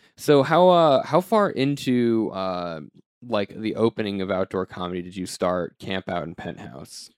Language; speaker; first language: English; native; English